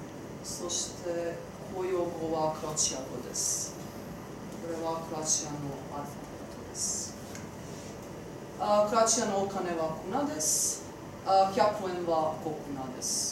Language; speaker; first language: Japanese; non-native, learner; Croatian